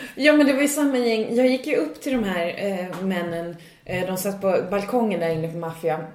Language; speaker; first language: Swedish; native; Swedish